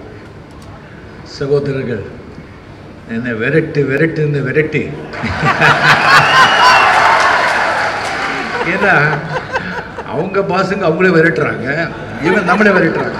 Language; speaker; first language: Tamil; non-native, fluent; Marathi